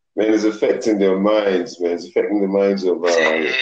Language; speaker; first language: English; non-native, local second language; Yoruba